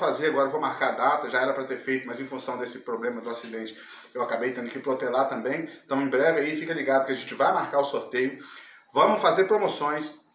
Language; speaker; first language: Portuguese; native; Portuguese